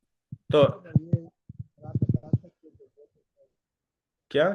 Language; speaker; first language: Hindi; non-native, local second language; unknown